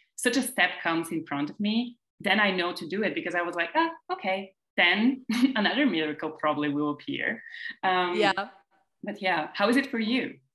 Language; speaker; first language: English; non-native, fluent; Bulgarian